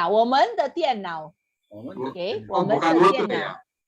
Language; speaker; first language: Chinese; non-native, fluent; Indonesian